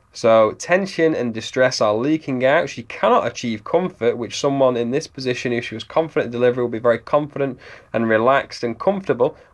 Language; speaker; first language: English; native; English